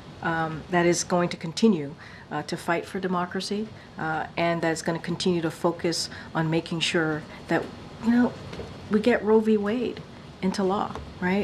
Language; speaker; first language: English; native; English